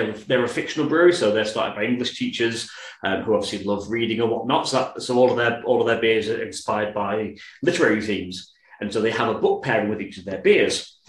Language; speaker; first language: English; native; English